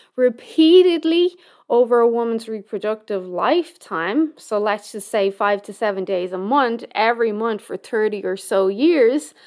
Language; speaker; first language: English; native; English